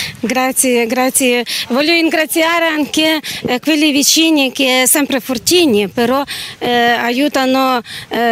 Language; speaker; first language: Italian; non-native, learner; Ukrainian